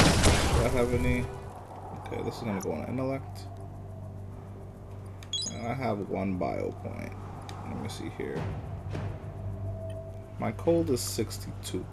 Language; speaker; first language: English; native; English